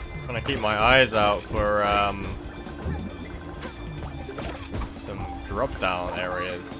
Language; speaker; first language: English; native; English